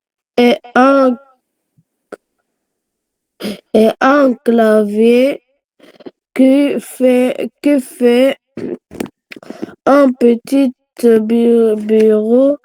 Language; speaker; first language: French; non-native, local second language; Arabic